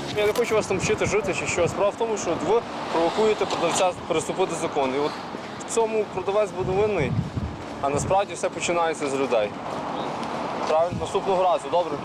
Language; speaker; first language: Ukrainian; native; Ukrainian